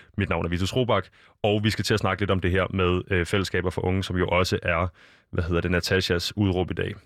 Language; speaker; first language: Danish; native; Danish